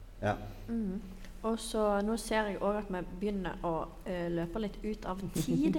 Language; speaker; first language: Norwegian; native; Norwegian